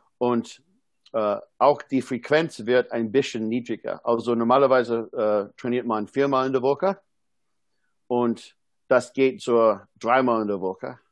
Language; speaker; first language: German; non-native, fluent; English